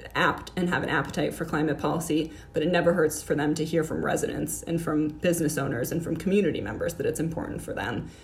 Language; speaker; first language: English; native; English